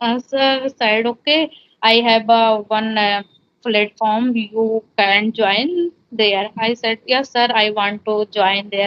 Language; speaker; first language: English; non-native, learner; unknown